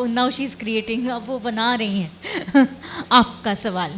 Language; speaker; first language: Hindi; native; Hindi